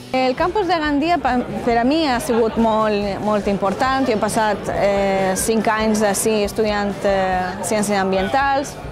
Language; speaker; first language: Catalan; non-native, fluent; Arabic